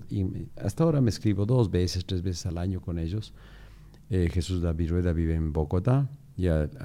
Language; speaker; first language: Spanish; native; Spanish